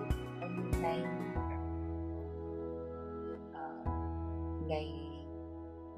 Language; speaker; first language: Vietnamese; non-native, learner; Chinese